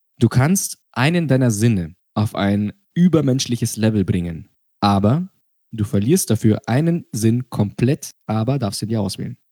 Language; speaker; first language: German; early bilingual, other home language; Russian